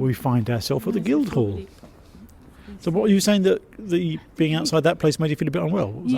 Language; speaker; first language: English; native; English